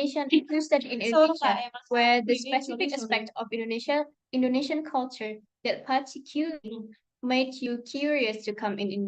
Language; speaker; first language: English; non-native, learner; Indonesian